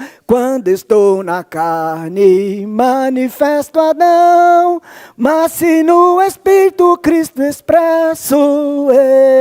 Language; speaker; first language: Portuguese; native; Portuguese